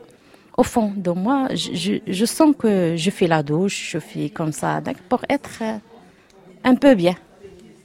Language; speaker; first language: French; non-native, learner; Arabic